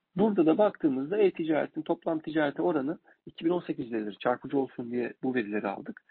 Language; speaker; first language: Turkish; native; Turkish